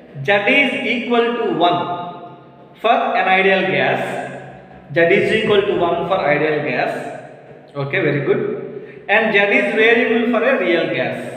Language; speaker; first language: English; non-native, local second language; Telugu